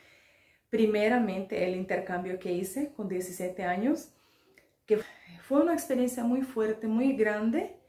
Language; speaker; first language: Spanish; non-native, fluent; Finnish